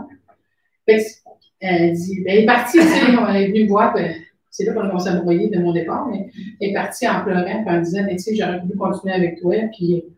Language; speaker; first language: French; native; French